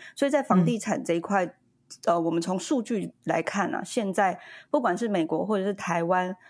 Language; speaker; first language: Chinese; native; Chinese